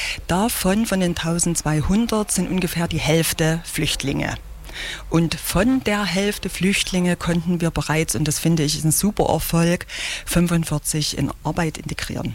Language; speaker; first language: German; native; German